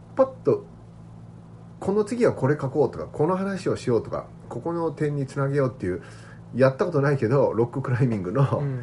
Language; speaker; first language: Japanese; native; Japanese